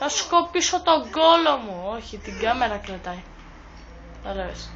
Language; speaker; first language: Greek; native; Greek